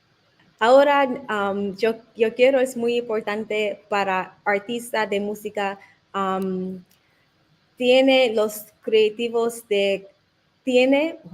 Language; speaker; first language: Spanish; non-native, learner; English